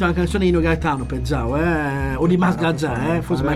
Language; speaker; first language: Italian; native; Italian